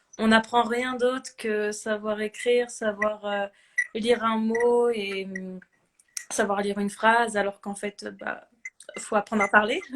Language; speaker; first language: French; native; French